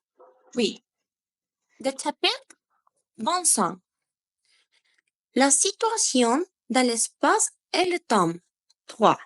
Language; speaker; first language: French; non-native, learner; Spanish